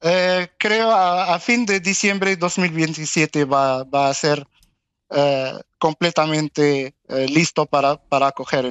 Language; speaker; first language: Spanish; non-native, fluent; Arabic